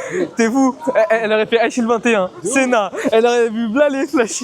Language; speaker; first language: French; native; French